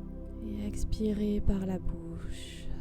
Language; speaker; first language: French; native; French